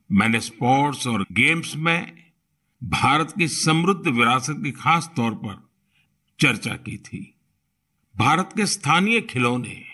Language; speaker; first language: Hindi; non-native, local second language; Gujarati